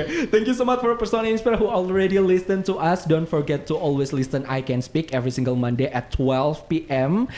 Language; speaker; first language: English; non-native, fluent; Indonesian